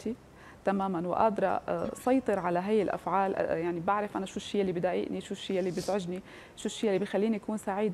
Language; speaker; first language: Arabic; native; Arabic